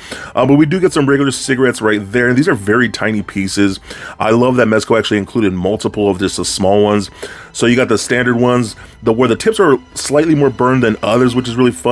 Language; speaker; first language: English; native; English